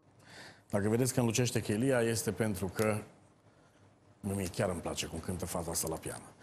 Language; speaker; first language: Romanian; native; Romanian